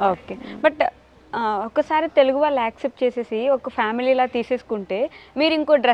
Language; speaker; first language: Telugu; native; Telugu